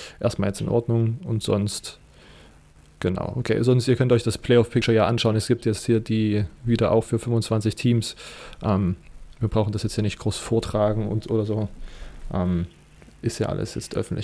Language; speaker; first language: German; native; German